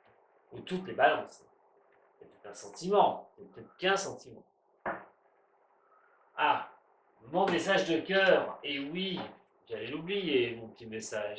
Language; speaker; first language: French; native; French